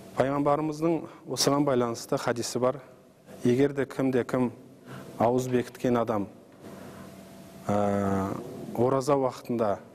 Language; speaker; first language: Kazakh; native; Kazakh